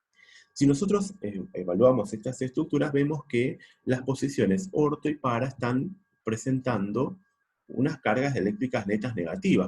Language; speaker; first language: Spanish; native; Spanish